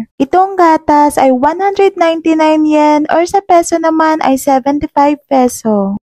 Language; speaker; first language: Filipino; native; Filipino